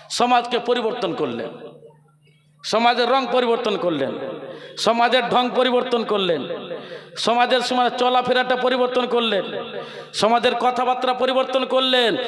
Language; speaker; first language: Bangla; non-native, local second language; Urdu